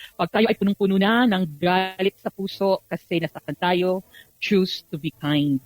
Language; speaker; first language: Filipino; native; Filipino